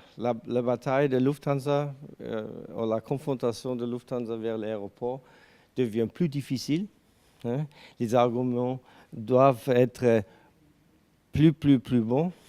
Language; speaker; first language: French; non-native, learner; German